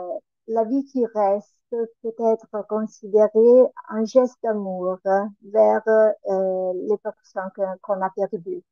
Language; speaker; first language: French; non-native, learner; Italian